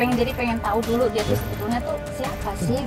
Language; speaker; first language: Indonesian; native; Indonesian